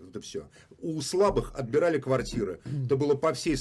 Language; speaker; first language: Russian; native; Russian